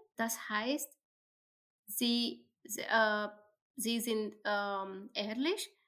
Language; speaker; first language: German; non-native, learner; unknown